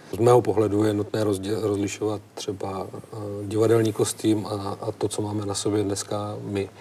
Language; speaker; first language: Czech; native; Czech